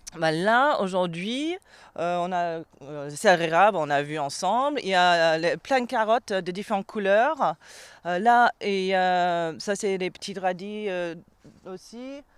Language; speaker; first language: French; non-native, fluent; English